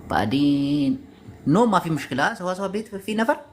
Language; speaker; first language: Arabic; non-native, learner; Amharic